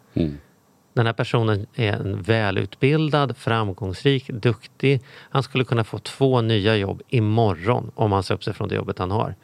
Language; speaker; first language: Swedish; native; Swedish